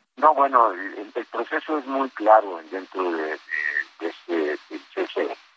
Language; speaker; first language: Spanish; native; Spanish